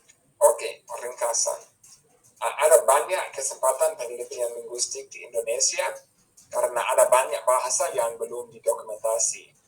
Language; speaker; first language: Indonesian; non-native, fluent; English